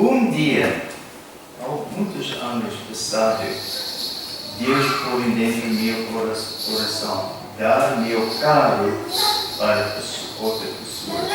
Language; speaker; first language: Portuguese; non-native, learner; English